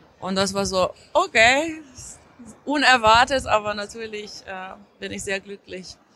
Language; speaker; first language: German; non-native, fluent; Slovenian